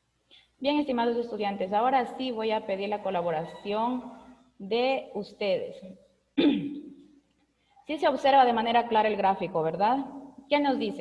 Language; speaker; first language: Spanish; native; Spanish